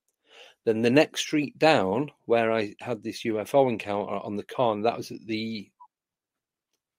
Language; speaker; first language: English; native; English